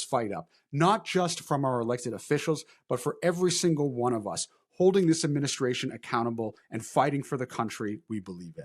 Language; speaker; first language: English; native; English